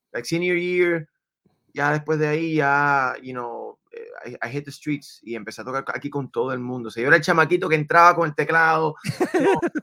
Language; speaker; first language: Spanish; native; Spanish